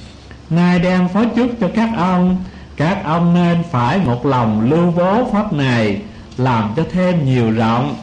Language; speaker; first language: Vietnamese; native; Vietnamese